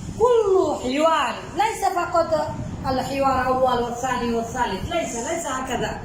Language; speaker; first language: Arabic; non-native, fluent; Bangla